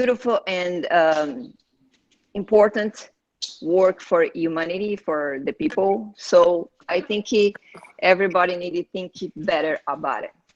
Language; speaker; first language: English; non-native, learner; Portuguese